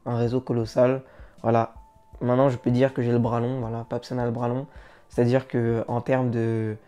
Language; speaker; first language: French; native; French